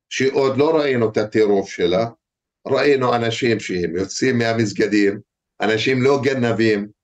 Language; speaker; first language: Hebrew; non-native, fluent; Arabic